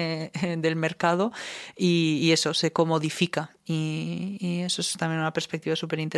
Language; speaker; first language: Spanish; non-native, fluent; German